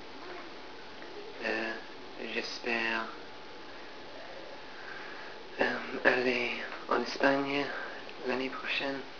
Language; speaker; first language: French; non-native, learner; English